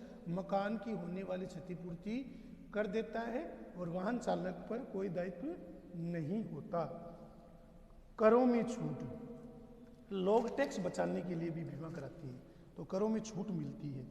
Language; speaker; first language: Hindi; native; Hindi